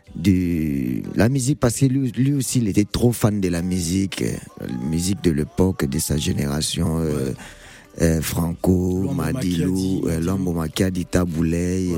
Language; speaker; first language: French; non-native, local second language; Lingala